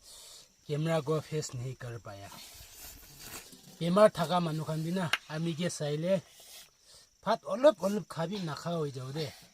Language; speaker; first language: Hindi; non-native, local second language; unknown